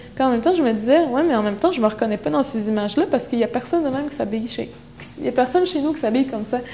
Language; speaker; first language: French; non-native, local second language; Innu-aimun